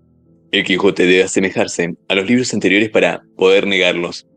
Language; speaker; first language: Spanish; native; Spanish